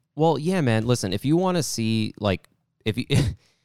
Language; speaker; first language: English; native; English